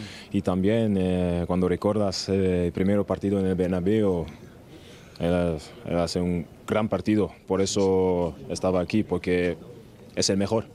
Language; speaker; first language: Spanish; non-native, learner; German